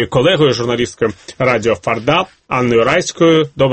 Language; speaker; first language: Ukrainian; native; Ukrainian